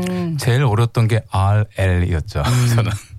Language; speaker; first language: Korean; native; Korean